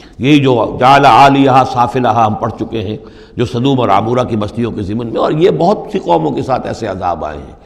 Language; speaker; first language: Urdu; native; Urdu